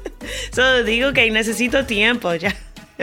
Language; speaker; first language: Spanish; non-native, fluent; English